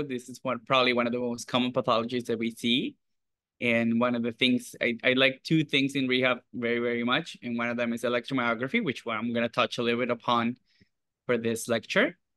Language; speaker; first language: English; non-native, fluent; Spanish